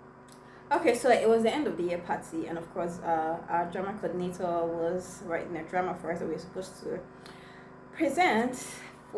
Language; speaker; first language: English; non-native, local second language; Igbo